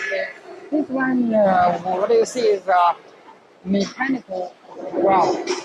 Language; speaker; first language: English; non-native, learner; Chinese